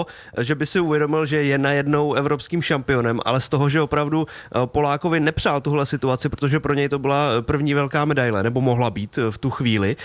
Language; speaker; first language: Czech; native; Czech